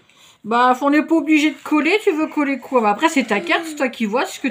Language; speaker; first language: French; native; French